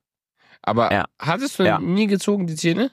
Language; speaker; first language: German; early bilingual, other home language; Romanian